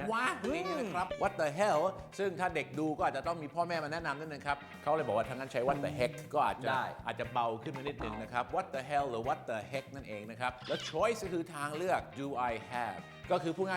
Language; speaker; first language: Thai; native; Thai